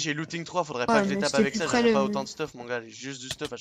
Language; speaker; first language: French; native; French